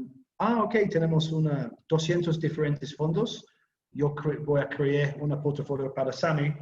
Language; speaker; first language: Spanish; non-native, learner; English